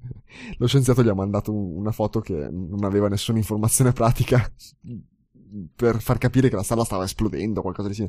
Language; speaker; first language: Italian; native; Italian